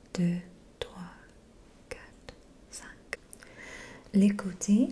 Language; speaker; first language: French; non-native, fluent; English